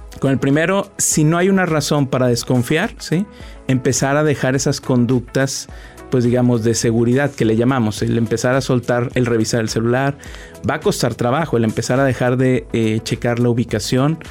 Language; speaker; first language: Spanish; native; Spanish